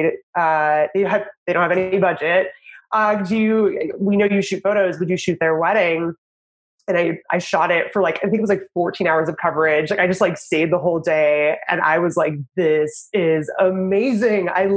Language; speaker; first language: English; native; English